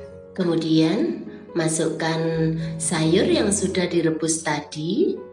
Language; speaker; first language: Indonesian; native; Indonesian